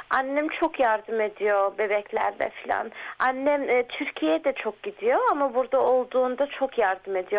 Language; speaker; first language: Turkish; early bilingual, heritage; Turkish